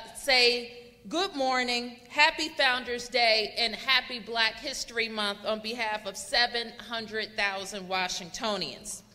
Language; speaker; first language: English; native; English